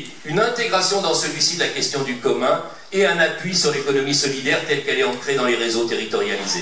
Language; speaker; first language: French; native; French